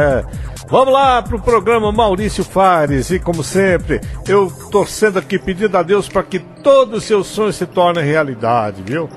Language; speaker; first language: Portuguese; native; Portuguese